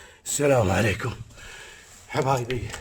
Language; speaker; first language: Arabic; native; Arabic